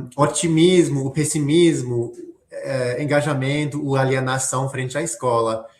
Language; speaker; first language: Portuguese; non-native, fluent; English